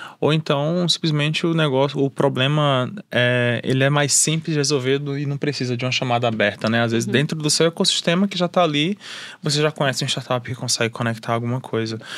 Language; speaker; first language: Portuguese; native; Portuguese